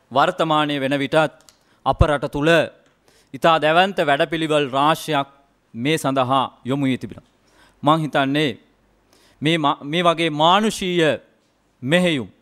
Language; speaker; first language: Sinhala; non-native, local second language; Tamil